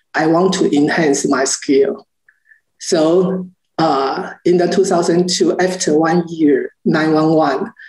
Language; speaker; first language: English; non-native, learner; Chinese